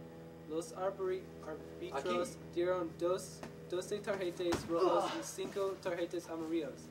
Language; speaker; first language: Spanish; non-native, learner; English